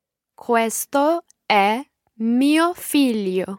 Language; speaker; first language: Italian; non-native, learner; English